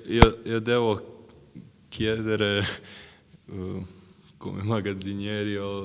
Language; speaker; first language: Italian; non-native, learner; Croatian